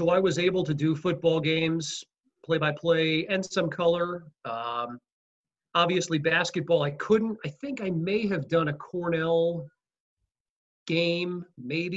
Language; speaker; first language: English; native; English